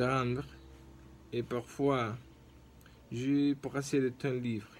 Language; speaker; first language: French; non-native, learner; Spanish